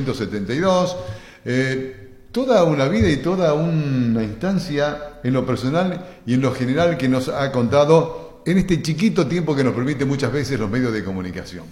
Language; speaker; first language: Spanish; native; Spanish